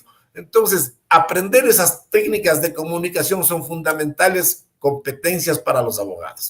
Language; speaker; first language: Spanish; native; Spanish